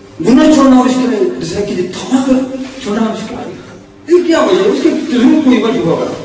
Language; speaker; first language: Urdu; non-native, local second language; Pashto